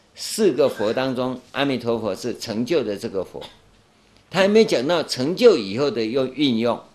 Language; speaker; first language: Chinese; non-native, local second language; Min Nan Chinese